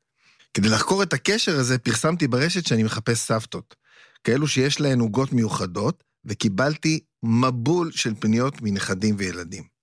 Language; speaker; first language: Hebrew; native; Hebrew